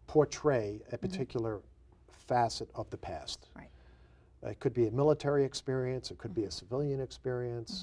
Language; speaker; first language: English; native; English